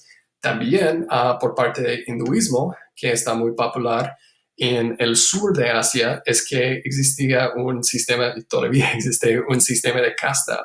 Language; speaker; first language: Spanish; non-native, fluent; English